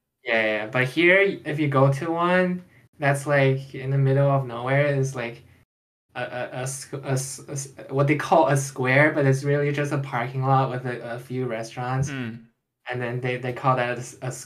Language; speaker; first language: English; non-native, fluent; Chinese